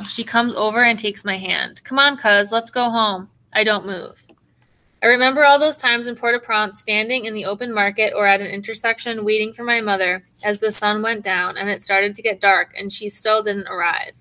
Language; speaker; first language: English; native; English